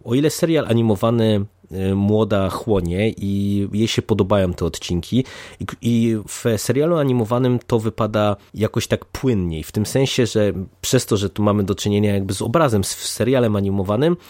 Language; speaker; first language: Polish; native; Polish